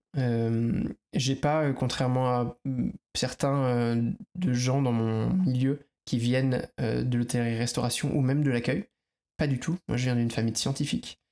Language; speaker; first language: French; native; French